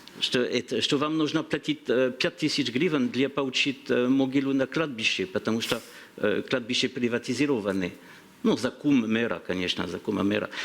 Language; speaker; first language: Russian; non-native, learner; French